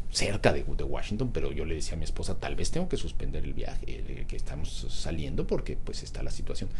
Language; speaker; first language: Spanish; native; Spanish